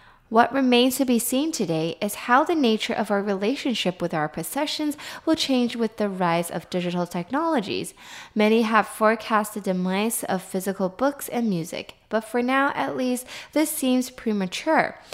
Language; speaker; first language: English; non-native, fluent; Chinese